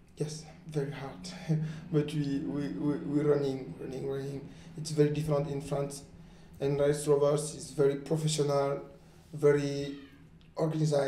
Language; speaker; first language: English; non-native, learner; French